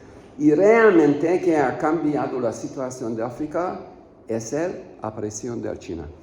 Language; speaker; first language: Spanish; non-native, learner; Hungarian